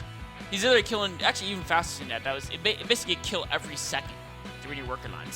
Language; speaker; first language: English; native; English